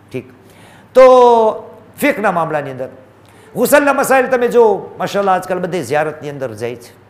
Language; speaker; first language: Gujarati; early bilingual, heritage; Gujarati